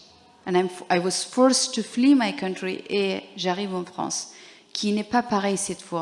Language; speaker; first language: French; non-native, learner; Persian